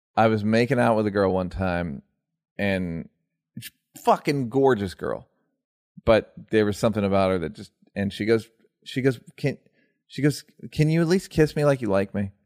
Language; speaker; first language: English; native; English